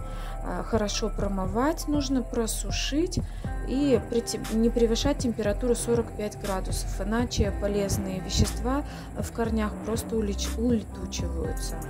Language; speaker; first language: Russian; native; Russian